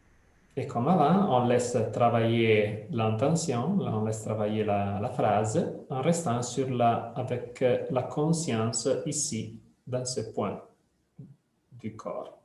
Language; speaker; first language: French; non-native, fluent; Italian